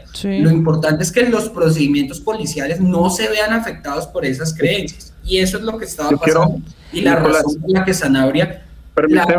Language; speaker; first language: Spanish; native; Spanish